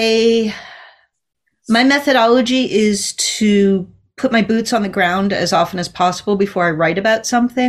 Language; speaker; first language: English; native; English